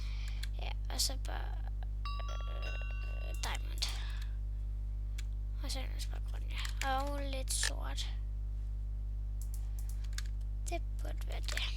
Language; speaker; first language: Danish; native; Danish